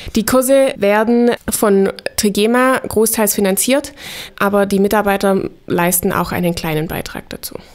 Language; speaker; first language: German; native; German